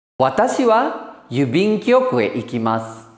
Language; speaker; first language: Japanese; non-native, fluent; Indonesian